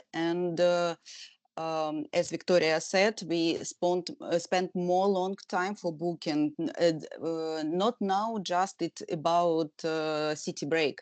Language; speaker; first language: English; non-native, learner; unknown